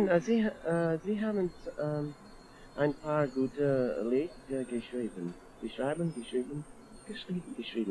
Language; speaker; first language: German; non-native, learner; English